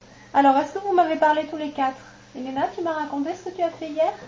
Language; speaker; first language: French; native; French